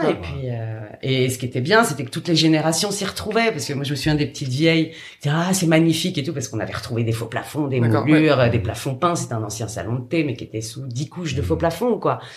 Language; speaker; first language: French; native; French